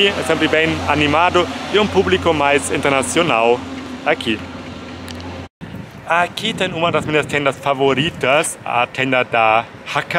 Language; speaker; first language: Portuguese; non-native, fluent; German